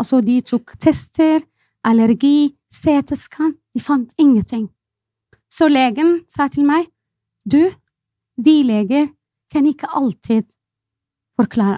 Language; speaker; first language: Norwegian; non-native, fluent; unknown